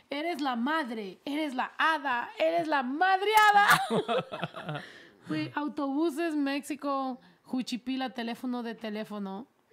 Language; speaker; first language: Spanish; early bilingual, heritage; Spanish